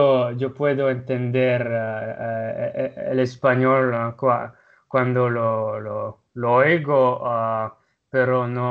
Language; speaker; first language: Spanish; non-native, learner; Italian